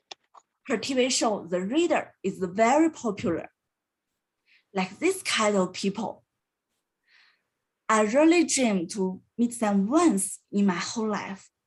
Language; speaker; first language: English; non-native, learner; Chinese